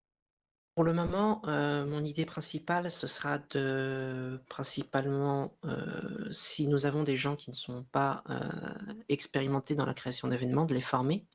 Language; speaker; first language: French; native; French